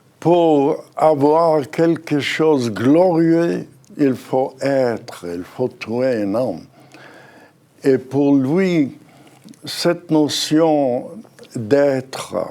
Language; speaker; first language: French; non-native, fluent; Hebrew